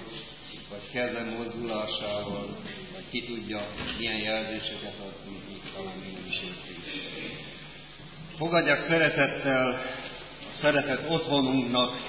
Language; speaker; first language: Hungarian; native; Hungarian